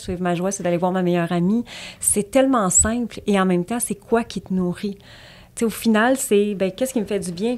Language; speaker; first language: French; native; French